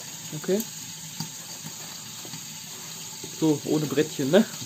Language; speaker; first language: German; native; German